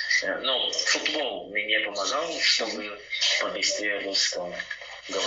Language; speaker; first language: Russian; non-native, learner; Portuguese